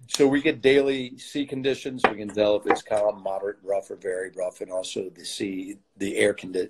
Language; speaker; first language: English; native; English